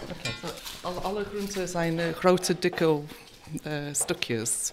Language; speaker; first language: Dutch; non-native, learner; English